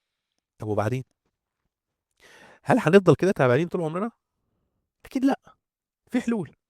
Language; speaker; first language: Arabic; native; Arabic